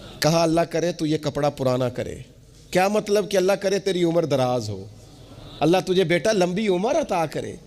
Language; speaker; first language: Urdu; non-native, local second language; Punjabi